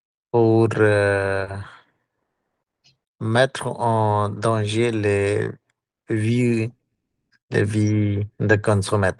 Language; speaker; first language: French; non-native, learner; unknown